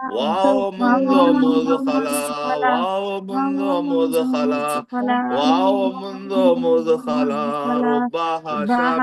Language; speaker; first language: Arabic; non-native, fluent; Urdu